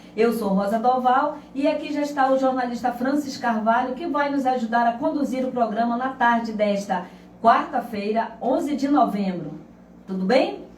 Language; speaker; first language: Portuguese; native; Portuguese